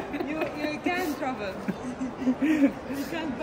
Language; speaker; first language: English; non-native, learner; Arabic